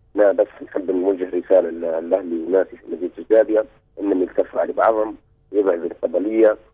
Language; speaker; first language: Arabic; native; Arabic